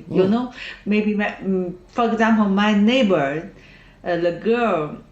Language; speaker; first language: English; non-native, learner; Chinese